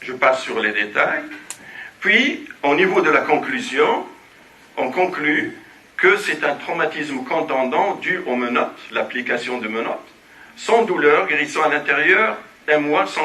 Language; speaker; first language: French; non-native, local second language; Arabic